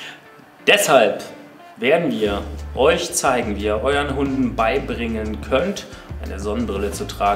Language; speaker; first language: German; native; German